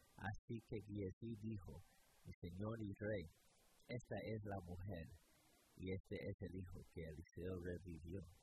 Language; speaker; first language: Spanish; early bilingual, heritage; English